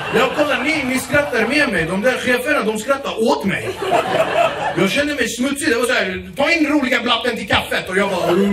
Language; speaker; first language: Swedish; early bilingual, other home language; Kurdish